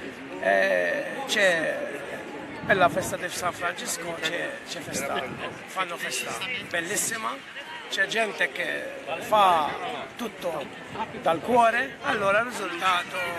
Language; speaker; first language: Italian; non-native, fluent; Maltese